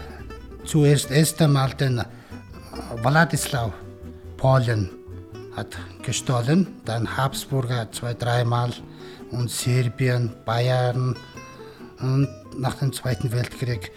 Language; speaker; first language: German; non-native, learner; Mongolian